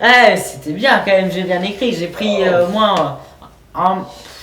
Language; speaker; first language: French; native; French